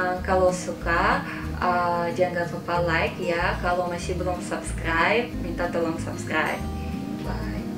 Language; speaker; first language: Indonesian; non-native, fluent; Russian